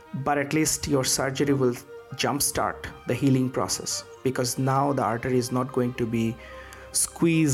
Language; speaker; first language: English; non-native, local second language; Bangla